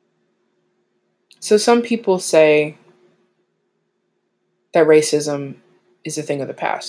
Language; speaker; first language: English; native; English